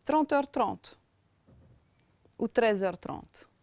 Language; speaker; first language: French; non-native, fluent; Romanian